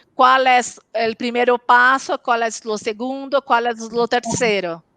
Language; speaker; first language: Spanish; non-native, local second language; Portuguese